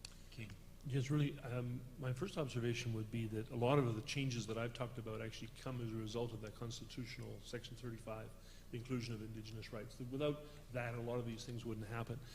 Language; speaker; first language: English; native; English